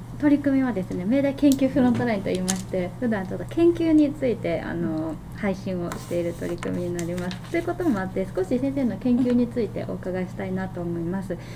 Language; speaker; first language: Japanese; native; Japanese